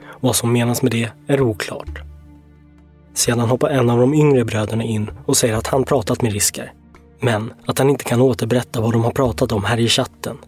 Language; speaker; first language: Swedish; native; Swedish